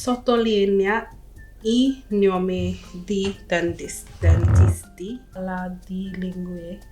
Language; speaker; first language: Italian; non-native, learner; English